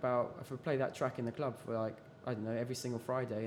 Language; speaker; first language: English; native; English